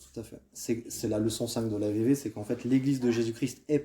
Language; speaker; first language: French; native; French